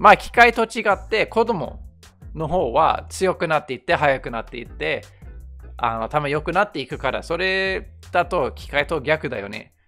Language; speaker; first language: Japanese; non-native, fluent; English